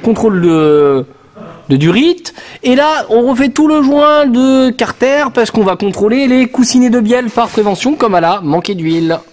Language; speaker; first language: French; native; French